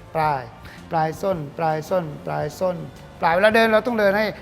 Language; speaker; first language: Thai; native; Thai